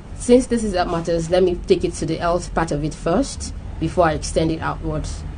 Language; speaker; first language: English; non-native, local second language; Yoruba